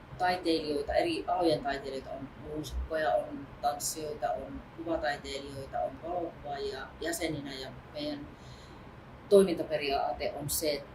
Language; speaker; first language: Finnish; native; Finnish